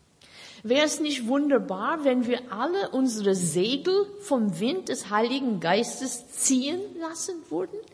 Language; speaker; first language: German; non-native, fluent; English